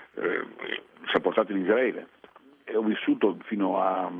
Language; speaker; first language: Italian; early bilingual, other home language; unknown